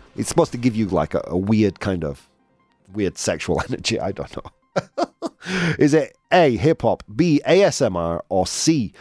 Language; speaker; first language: English; native; English